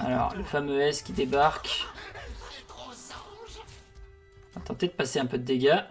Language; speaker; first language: French; native; French